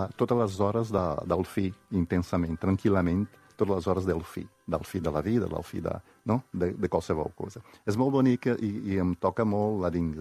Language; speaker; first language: Catalan; non-native, fluent; Portuguese